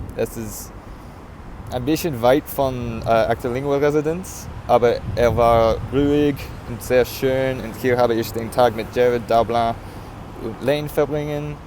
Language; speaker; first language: German; non-native, learner; English